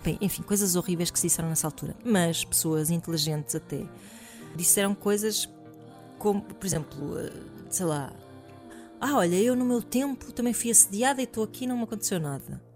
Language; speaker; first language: Portuguese; native; Portuguese